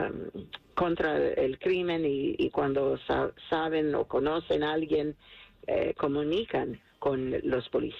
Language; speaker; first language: Spanish; non-native, fluent; English